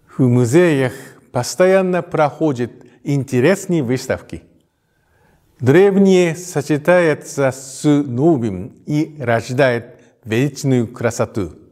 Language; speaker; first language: Russian; non-native, fluent; Japanese